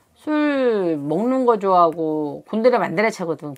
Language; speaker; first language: Korean; native; Korean